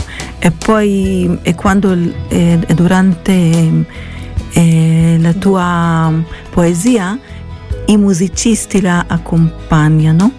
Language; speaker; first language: Italian; non-native, fluent; Hebrew